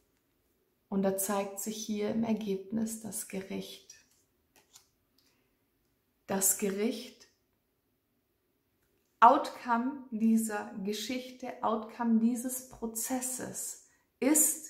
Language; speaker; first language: German; native; German